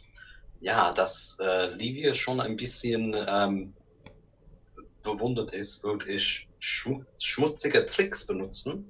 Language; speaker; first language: German; non-native, learner; English